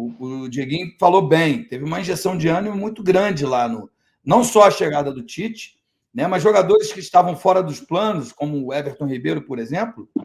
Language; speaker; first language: Portuguese; native; Portuguese